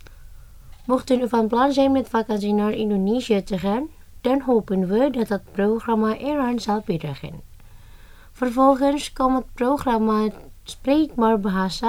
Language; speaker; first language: Dutch; non-native, fluent; Indonesian